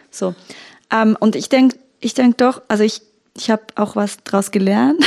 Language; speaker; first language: German; early bilingual, other home language; Turkish